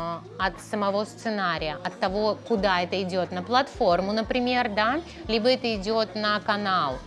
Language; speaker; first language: Russian; native; Russian